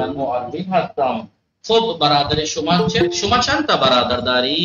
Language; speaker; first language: Persian; non-native, fluent; Urdu